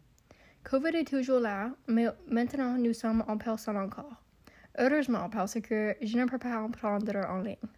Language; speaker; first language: French; non-native, local second language; English